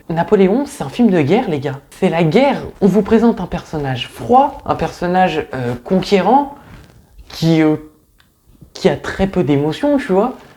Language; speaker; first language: French; native; French